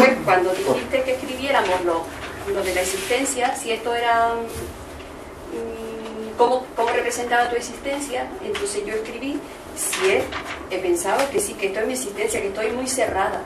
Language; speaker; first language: Spanish; native; Spanish